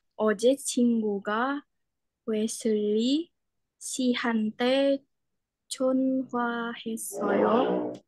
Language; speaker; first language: Korean; non-native, learner; Indonesian